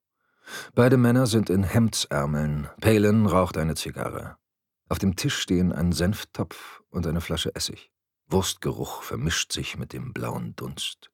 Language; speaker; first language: German; native; German